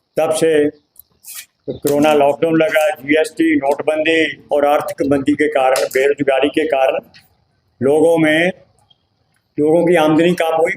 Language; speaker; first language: Hindi; native; Hindi